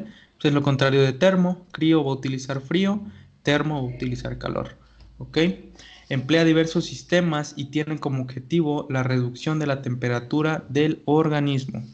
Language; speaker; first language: Spanish; native; Spanish